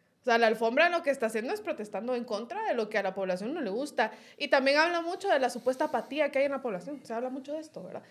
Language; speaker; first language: Spanish; native; Spanish